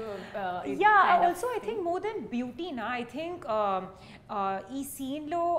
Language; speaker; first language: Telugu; non-native, learner; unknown